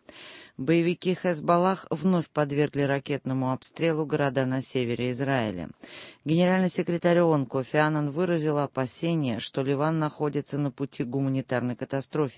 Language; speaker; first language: Russian; native; Russian